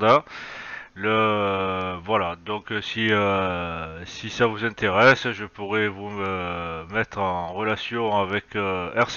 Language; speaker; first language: French; native; French